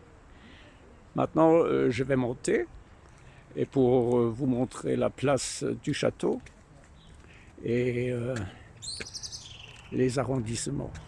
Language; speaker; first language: French; non-native, learner; German